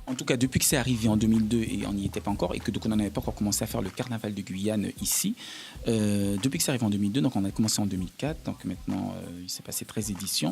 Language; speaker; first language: French; native; French